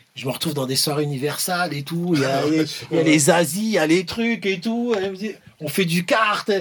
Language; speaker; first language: French; native; French